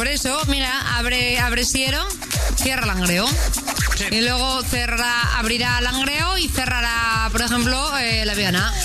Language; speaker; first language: Spanish; native; Spanish